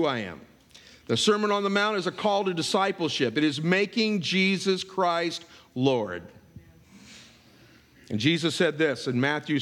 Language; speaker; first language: English; native; English